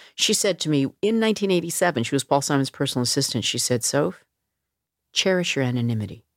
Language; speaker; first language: English; native; English